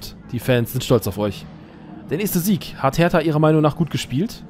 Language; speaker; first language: German; native; German